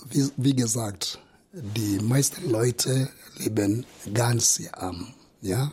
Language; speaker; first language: German; non-native, fluent; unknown